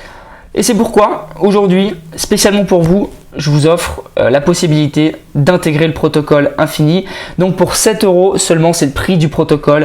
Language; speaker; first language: French; native; French